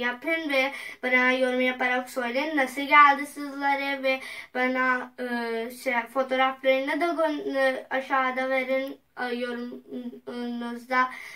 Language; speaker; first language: Turkish; non-native, learner; Urdu